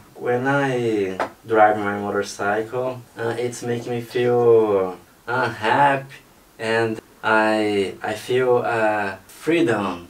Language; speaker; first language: English; non-native, learner; Portuguese